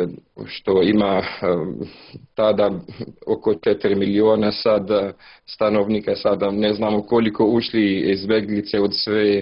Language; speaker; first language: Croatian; non-native, learner; Arabic